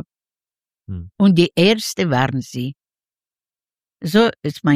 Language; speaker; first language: German; non-native, learner; Yiddish